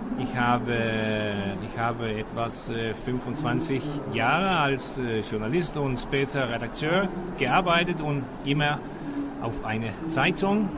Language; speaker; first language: German; non-native, learner; Danish